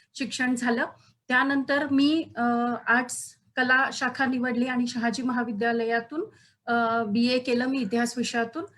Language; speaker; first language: Marathi; native; Marathi